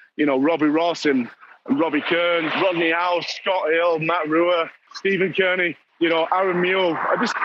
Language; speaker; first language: English; native; English